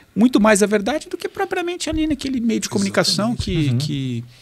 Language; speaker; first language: Portuguese; native; Portuguese